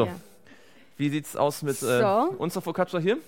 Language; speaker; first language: German; native; German